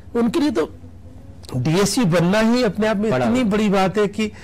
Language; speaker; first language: Hindi; native; Hindi